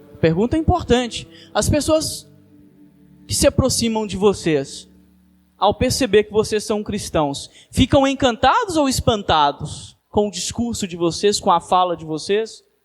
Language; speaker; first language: Portuguese; native; Portuguese